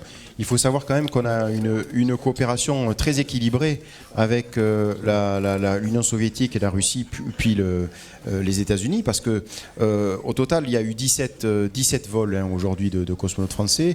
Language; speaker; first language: French; native; French